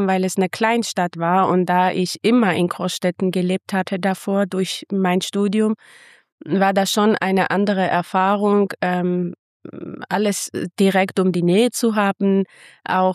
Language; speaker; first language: German; non-native, fluent; Armenian